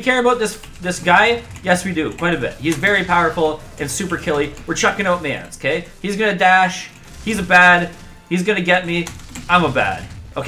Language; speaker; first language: English; native; English